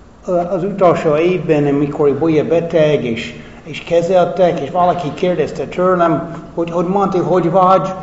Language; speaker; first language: Hungarian; non-native, fluent; English